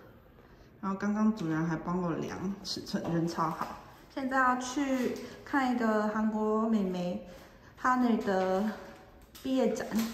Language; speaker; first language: Chinese; native; Chinese